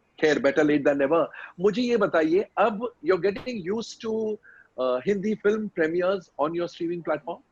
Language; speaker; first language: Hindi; native; Hindi